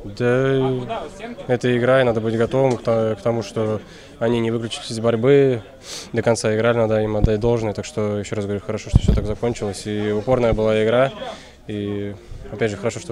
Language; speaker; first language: Russian; native; Russian